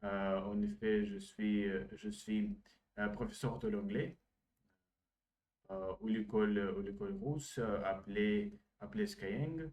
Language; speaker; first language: French; non-native, learner; Russian